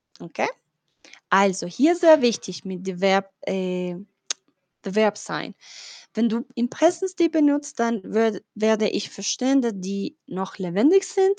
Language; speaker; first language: German; non-native, fluent; Spanish